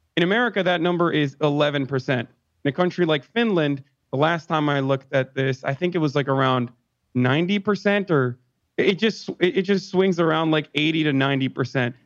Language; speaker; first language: English; non-native, fluent; Turkish